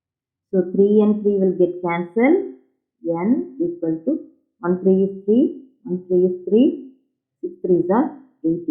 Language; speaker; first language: English; non-native, local second language; Tamil